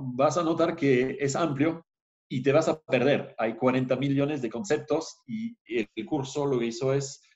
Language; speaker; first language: Spanish; non-native, fluent; French